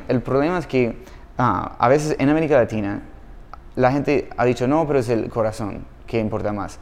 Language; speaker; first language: Spanish; non-native, fluent; English